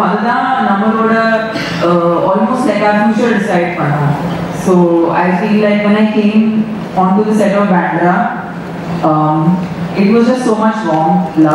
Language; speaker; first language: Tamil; non-native, fluent; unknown